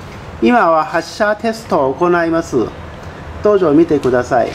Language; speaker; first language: Japanese; non-native, fluent; Cantonese